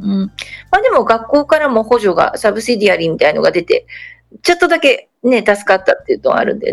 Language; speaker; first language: Japanese; native; Japanese